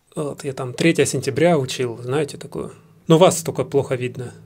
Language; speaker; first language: Russian; native; Russian